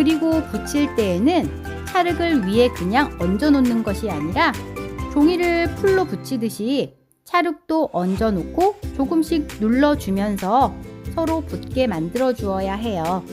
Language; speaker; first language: Korean; native; Korean